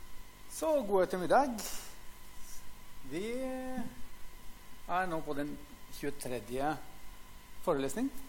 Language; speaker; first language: Norwegian; non-native, fluent; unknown